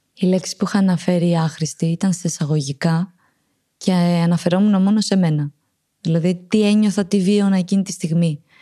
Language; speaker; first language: Greek; early bilingual, other home language; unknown